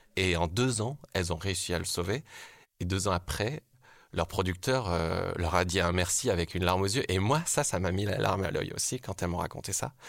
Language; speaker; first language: French; early bilingual, other home language; Korean